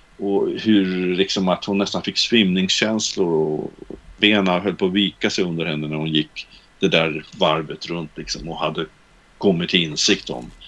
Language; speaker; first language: Swedish; native; Swedish